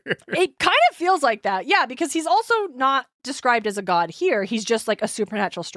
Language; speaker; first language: English; native; English